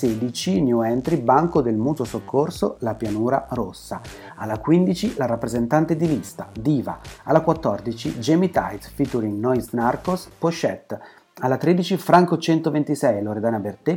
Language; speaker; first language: Italian; native; Italian